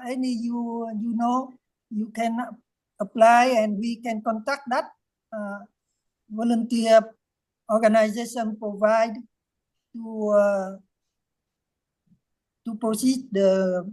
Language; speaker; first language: English; non-native, learner; Vietnamese